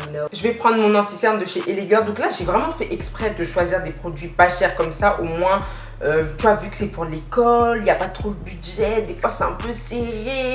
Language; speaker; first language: French; native; French